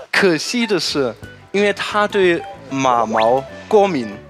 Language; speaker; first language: Chinese; non-native, fluent; German